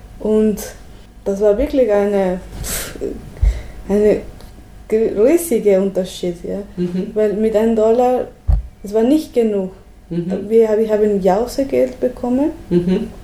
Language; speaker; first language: German; non-native, learner; Spanish